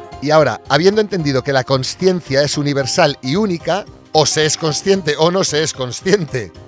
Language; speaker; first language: Spanish; native; Spanish